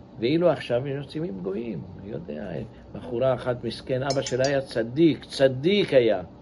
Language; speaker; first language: Hebrew; native; Hebrew